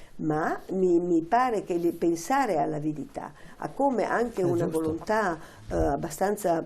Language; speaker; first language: Italian; native; Italian